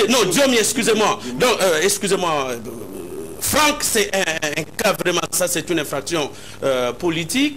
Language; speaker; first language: French; non-native, local second language; Lingala